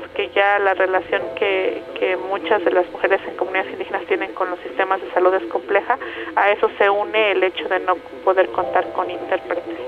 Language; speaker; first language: Spanish; non-native, local second language; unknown